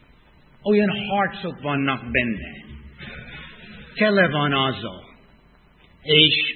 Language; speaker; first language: Hungarian; non-native, fluent; English